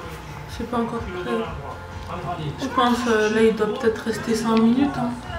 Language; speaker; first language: French; native; French